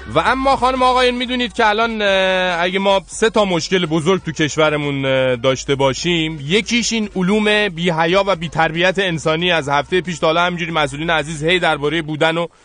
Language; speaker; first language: Persian; native; Persian